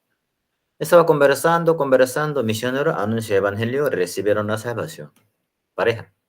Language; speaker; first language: Spanish; non-native, learner; Korean